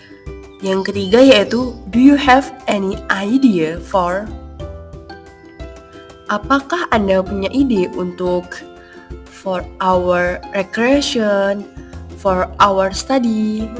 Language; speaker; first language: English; non-native, learner; Indonesian